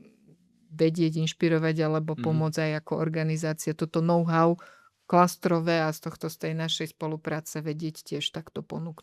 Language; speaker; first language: Slovak; native; Slovak